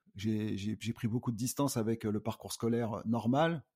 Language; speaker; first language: French; native; French